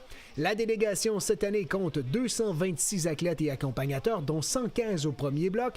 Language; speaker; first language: French; native; French